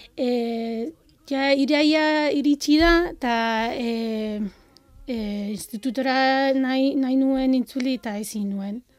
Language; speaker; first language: Basque; non-native, fluent; Arabic